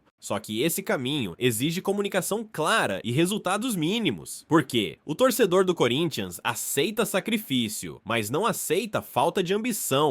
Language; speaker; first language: Portuguese; native; Portuguese